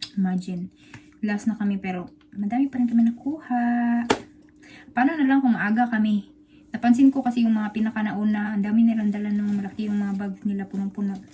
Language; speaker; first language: Filipino; non-native, local second language; Cebuano